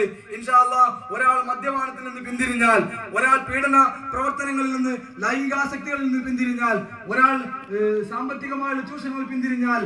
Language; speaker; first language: Malayalam; native; Malayalam